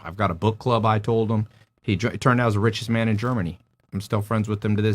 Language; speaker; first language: English; native; English